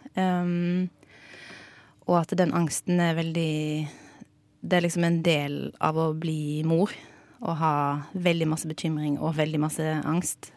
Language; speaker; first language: Norwegian; native; Norwegian